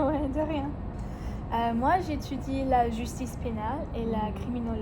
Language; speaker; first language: French; non-native, learner; English